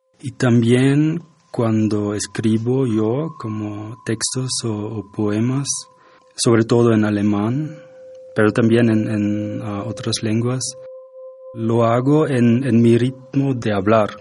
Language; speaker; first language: Spanish; non-native, fluent; German